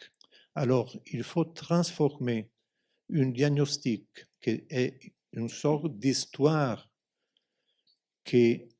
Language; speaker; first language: French; non-native, fluent; Italian